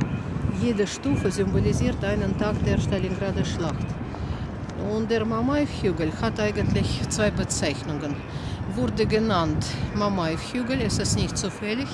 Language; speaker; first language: German; non-native, fluent; Russian